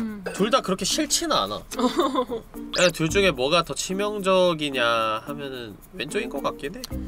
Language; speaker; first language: Korean; native; Korean